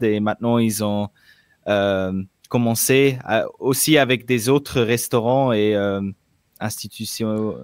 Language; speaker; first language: French; non-native, local second language; German